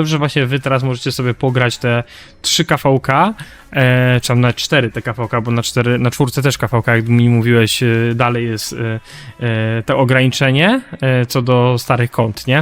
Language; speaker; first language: Polish; native; Polish